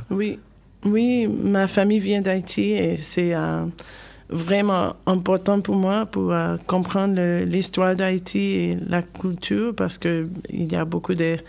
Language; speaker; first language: French; non-native, learner; English